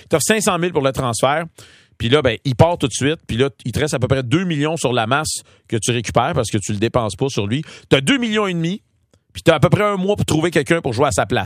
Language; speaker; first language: French; native; French